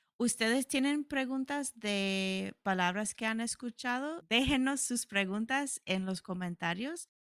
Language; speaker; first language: Spanish; non-native, fluent; English